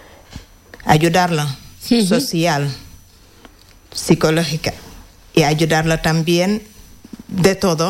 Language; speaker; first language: Spanish; non-native, learner; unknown